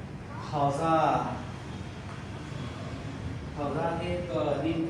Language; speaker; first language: Vietnamese; non-native, learner; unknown